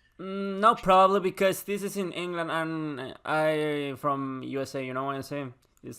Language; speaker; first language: English; non-native, learner; Spanish